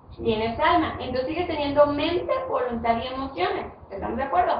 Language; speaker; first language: Spanish; native; Spanish